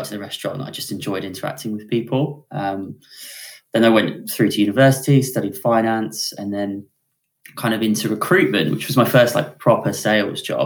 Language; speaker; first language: English; native; English